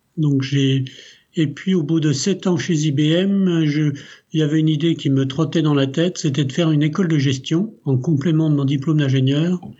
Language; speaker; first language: French; early bilingual, other home language; Italian